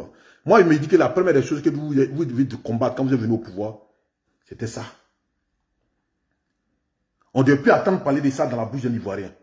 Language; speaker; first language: French; native; French